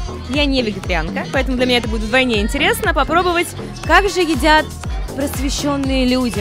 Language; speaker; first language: Russian; native; Russian